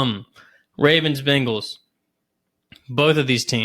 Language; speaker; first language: English; native; English